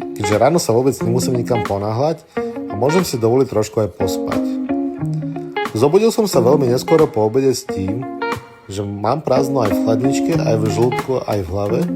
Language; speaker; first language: Slovak; non-native, fluent; Russian